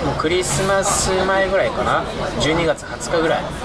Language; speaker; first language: Japanese; native; Japanese